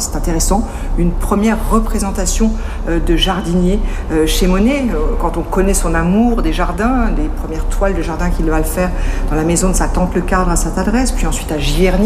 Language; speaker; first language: French; native; French